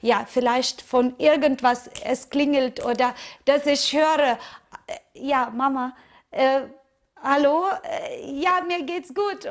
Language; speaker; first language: German; non-native, fluent; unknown